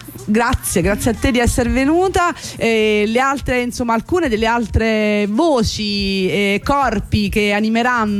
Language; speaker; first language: Italian; native; Italian